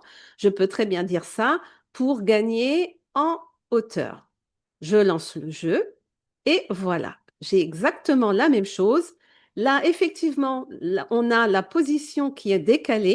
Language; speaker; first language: French; native; French